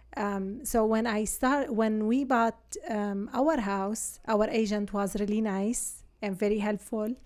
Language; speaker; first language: English; non-native, fluent; Arabic